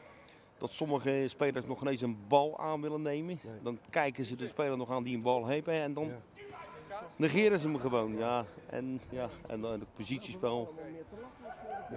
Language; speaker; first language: Dutch; native; Dutch